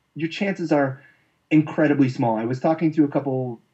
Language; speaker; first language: English; native; English